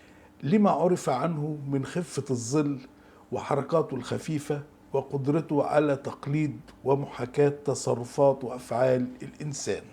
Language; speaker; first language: Arabic; native; Arabic